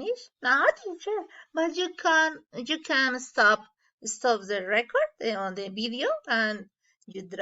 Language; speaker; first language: English; non-native, learner; Spanish